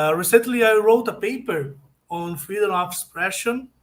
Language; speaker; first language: English; non-native, learner; Portuguese